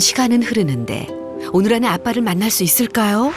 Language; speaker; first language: Korean; native; Korean